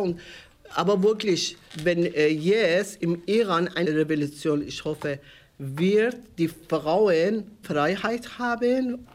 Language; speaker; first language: German; non-native, learner; Persian